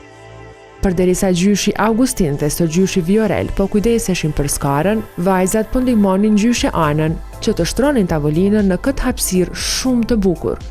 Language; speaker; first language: Albanian; native; Albanian